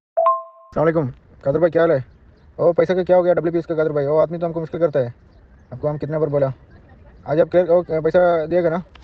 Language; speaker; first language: Hindi; non-native, learner; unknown